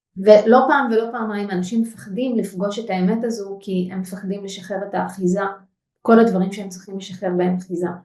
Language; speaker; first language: Hebrew; non-native, local second language; Arabic